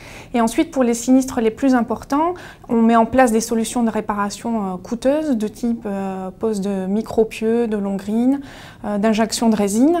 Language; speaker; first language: French; native; French